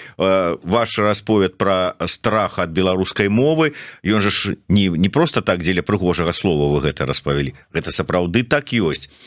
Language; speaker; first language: Belarusian; non-native, local second language; Russian